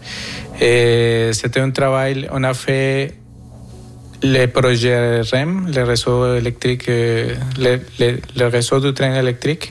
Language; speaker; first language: French; non-native, fluent; Spanish